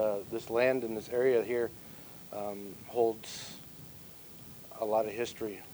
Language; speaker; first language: English; native; English